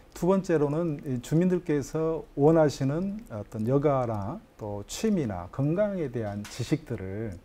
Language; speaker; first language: Korean; native; Korean